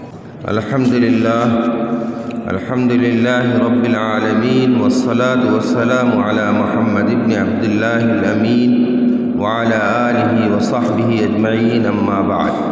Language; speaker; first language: Arabic; non-native, fluent; Urdu